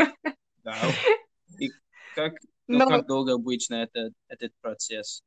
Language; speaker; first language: Russian; non-native, fluent; English